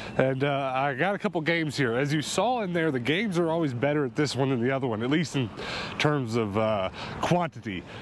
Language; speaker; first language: English; native; English